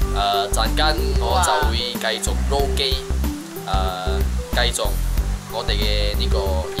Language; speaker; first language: Cantonese; non-native, local second language; Chinese